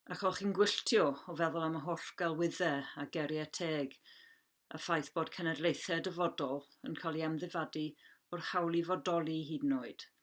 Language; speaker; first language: Welsh; non-native, local second language; English